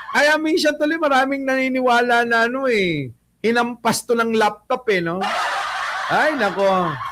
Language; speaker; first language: Filipino; non-native, local second language; Iloko